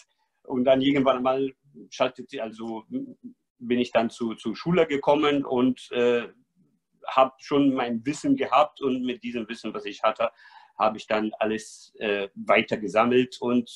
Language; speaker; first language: German; non-native, fluent; Arabic